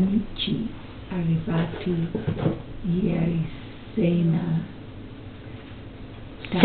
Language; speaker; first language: Italian; non-native, learner; English